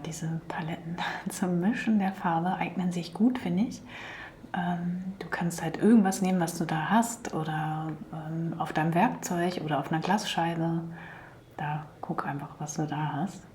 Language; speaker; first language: German; native; German